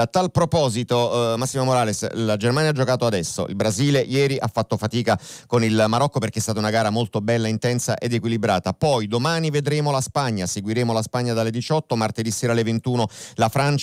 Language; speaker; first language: Italian; native; Italian